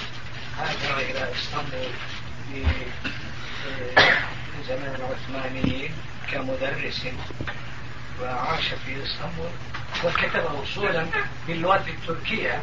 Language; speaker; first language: Arabic; non-native, fluent; Turkish